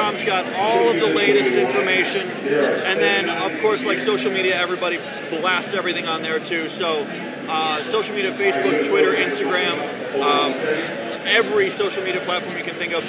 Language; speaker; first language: English; native; English